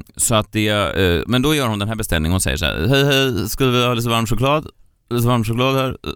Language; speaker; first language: Swedish; native; Swedish